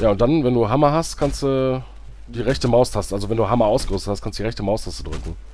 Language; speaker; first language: German; native; German